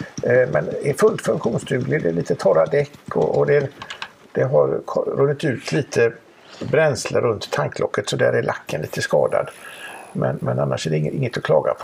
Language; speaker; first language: Swedish; native; Swedish